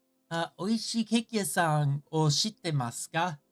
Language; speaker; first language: Japanese; non-native, learner; English